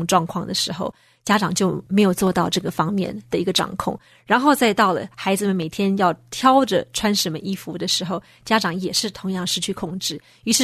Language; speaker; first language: Chinese; native; Chinese